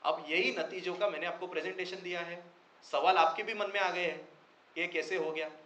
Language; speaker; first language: Hindi; non-native, local second language; Marathi